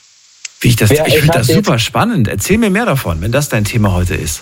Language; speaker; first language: German; native; German